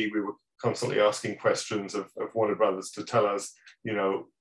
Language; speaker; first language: English; native; English